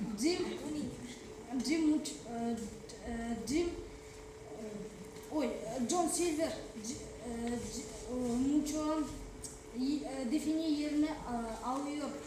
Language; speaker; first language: Turkish; non-native, learner; Kazakh